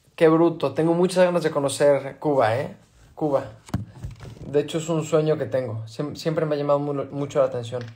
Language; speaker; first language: Spanish; native; Spanish